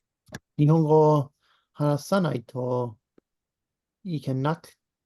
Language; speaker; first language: Japanese; non-native, learner; English